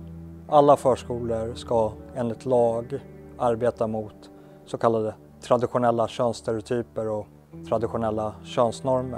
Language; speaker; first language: Swedish; native; Swedish